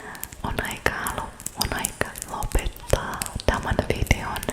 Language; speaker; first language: Finnish; non-native, fluent; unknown